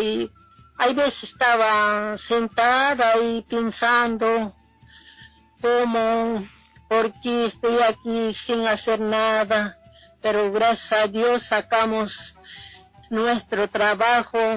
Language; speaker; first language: Spanish; non-native, local second language; Quechua